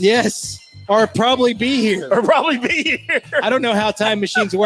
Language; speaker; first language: English; native; English